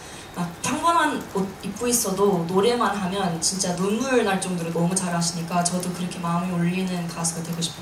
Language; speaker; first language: Korean; early bilingual, heritage; Korean